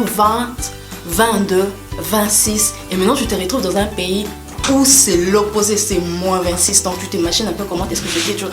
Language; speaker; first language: French; non-native, local second language; Lingala